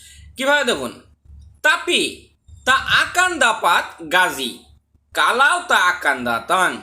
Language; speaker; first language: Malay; non-native, learner; Bangla